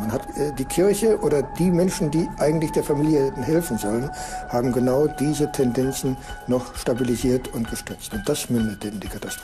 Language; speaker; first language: German; native; German